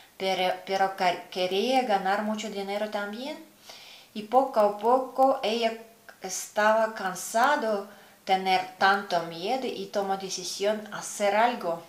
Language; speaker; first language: Spanish; non-native, learner; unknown